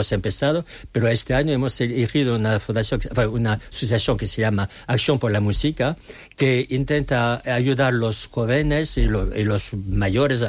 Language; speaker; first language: Spanish; non-native, fluent; French